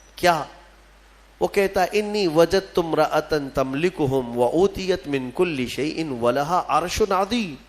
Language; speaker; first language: Urdu; native; Urdu